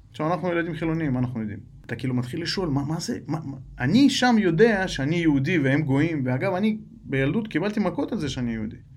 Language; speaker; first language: Hebrew; non-native, fluent; Russian